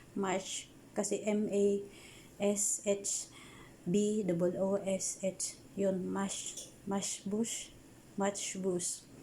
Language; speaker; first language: Filipino; non-native, local second language; Cebuano